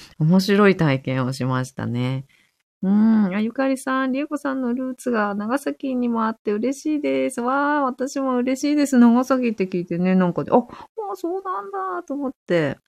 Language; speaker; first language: Japanese; native; Japanese